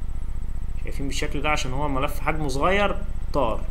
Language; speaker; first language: Arabic; native; Arabic